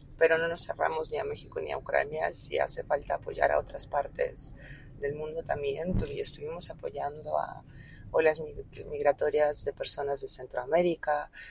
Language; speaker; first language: Spanish; early bilingual, other home language; Ukrainian